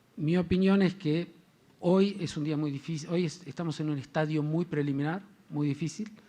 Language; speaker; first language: Spanish; native; Spanish